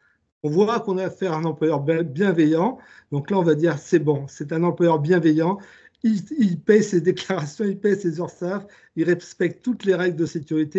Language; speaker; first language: French; native; French